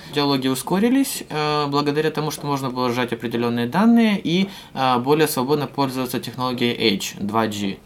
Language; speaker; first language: Russian; native; Russian